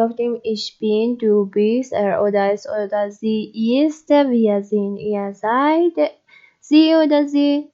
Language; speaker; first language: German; non-native, learner; Persian